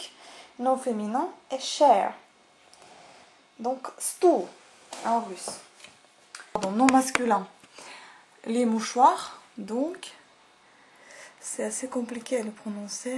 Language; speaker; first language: French; native; French